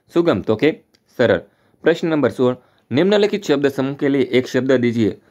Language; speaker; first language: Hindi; non-native, local second language; Gujarati